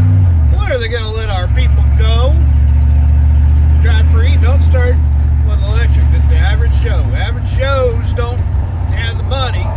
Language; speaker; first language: English; native; English